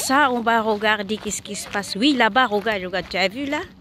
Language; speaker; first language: French; non-native, learner; Filipino